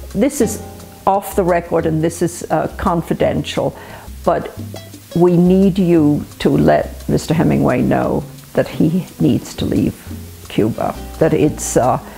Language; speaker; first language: English; native; English